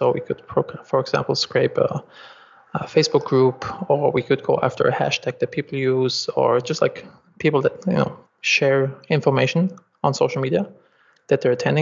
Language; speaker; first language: English; non-native, fluent; German